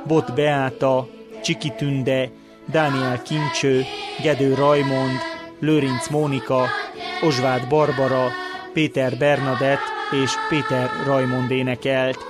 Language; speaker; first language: Hungarian; native; Hungarian